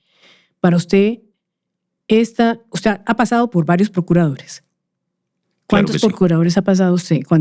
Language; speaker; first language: Spanish; native; Spanish